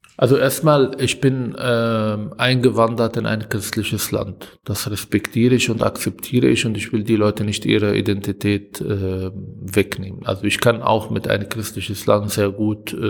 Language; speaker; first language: German; non-native, fluent; Hebrew